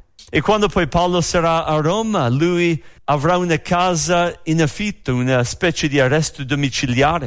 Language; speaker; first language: Italian; non-native, fluent; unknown